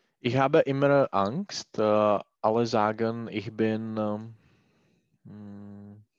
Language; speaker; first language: German; non-native, learner; Czech